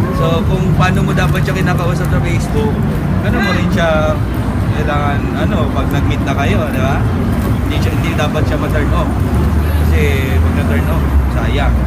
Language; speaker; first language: Filipino; non-native, local second language; Bikol